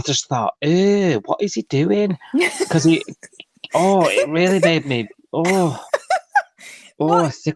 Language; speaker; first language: English; native; English